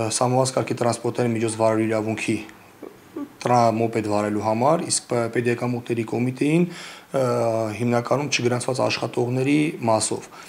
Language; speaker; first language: Armenian; native; Armenian